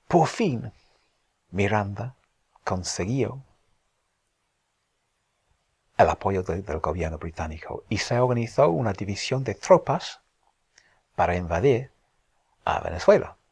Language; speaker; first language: Spanish; non-native, fluent; English